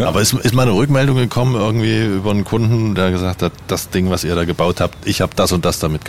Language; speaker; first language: German; native; German